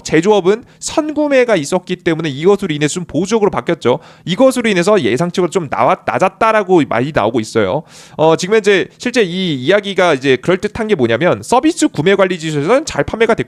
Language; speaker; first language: Korean; native; Korean